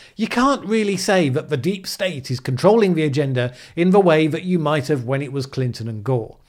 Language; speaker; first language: English; native; English